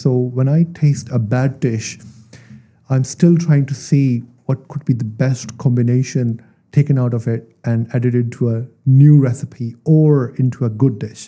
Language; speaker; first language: English; non-native, local second language; Urdu